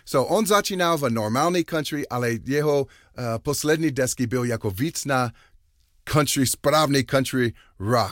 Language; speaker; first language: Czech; non-native, learner; English